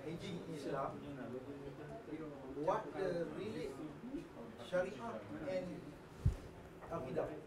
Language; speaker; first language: English; non-native, learner; Malay